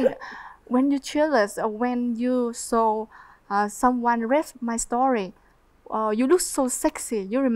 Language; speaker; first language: English; non-native, learner; Vietnamese